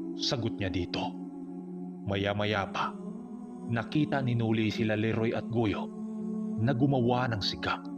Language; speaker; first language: Filipino; non-native, local second language; Cebuano